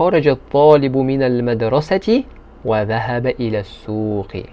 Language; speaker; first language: Arabic; non-native, fluent; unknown